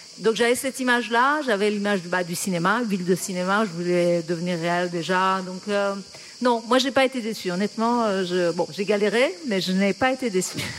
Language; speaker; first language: French; non-native, fluent; Persian